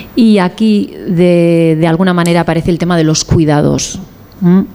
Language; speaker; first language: Spanish; native; Spanish